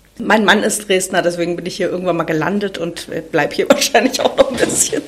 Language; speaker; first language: German; native; German